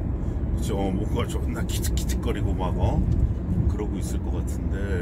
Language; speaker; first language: Korean; native; Korean